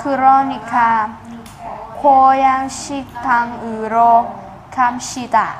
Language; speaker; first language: Korean; non-native, learner; Vietnamese